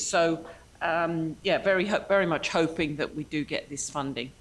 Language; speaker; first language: English; native; English